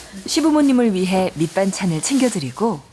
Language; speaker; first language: Korean; native; Korean